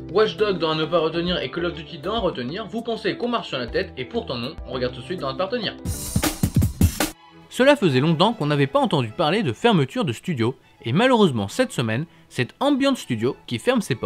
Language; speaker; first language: French; native; French